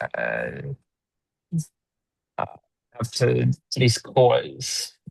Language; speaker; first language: English; non-native, learner; Chinese